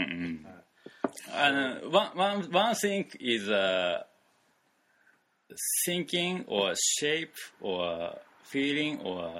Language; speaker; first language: English; non-native, learner; Japanese